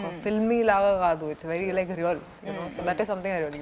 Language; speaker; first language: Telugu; non-native, local second language; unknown